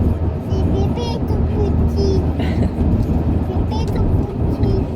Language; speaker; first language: French; native; French